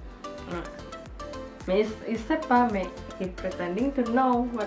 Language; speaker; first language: French; non-native, learner; Indonesian